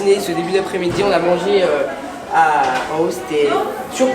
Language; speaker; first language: French; native; French